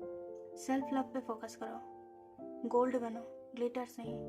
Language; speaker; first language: Hindi; native; Hindi